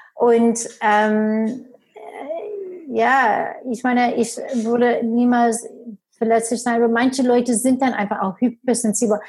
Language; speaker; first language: German; non-native, fluent; English